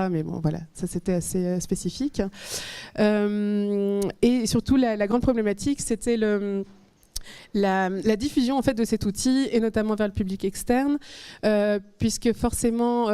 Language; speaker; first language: French; native; French